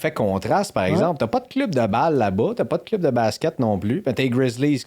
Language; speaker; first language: French; native; French